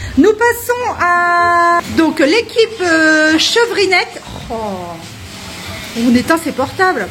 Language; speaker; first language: French; native; French